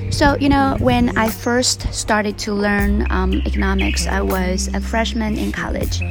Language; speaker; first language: English; non-native, fluent; Chinese